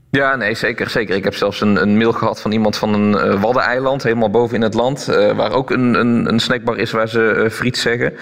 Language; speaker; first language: Dutch; native; Dutch